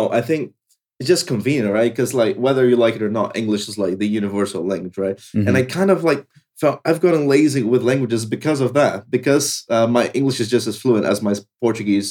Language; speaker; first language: English; non-native, fluent; Portuguese